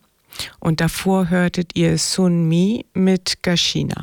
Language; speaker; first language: German; native; German